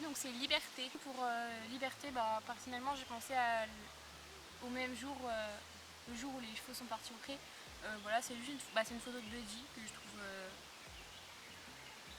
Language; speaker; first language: French; native; French